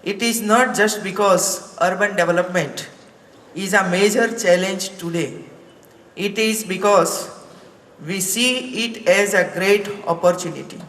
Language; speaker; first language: English; non-native, local second language; Gujarati